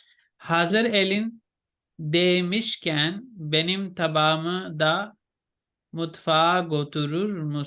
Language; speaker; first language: Turkish; non-native, fluent; Urdu